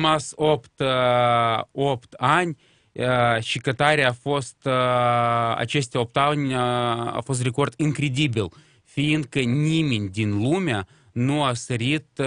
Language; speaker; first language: Romanian; non-native, local second language; Russian